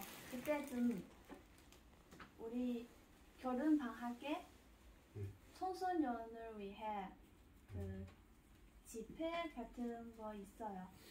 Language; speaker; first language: Korean; non-native, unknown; Chinese